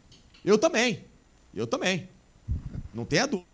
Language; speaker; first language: Portuguese; native; Portuguese